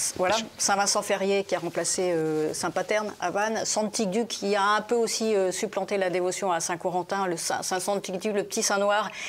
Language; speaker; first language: French; native; French